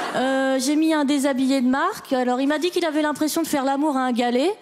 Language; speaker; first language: French; non-native, fluent; Dutch